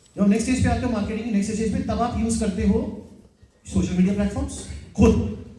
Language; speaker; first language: Hindi; native; Hindi